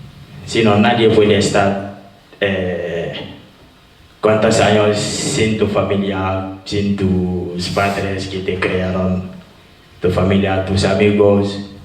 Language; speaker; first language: Spanish; non-native, fluent; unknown